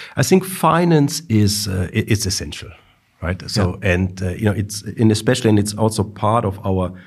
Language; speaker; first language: English; non-native, fluent; German